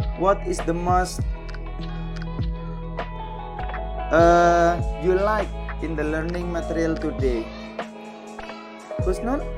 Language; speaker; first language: English; non-native, fluent; Indonesian